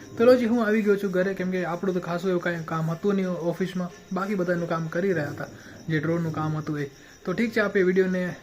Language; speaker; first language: Gujarati; non-native, local second language; Kachhi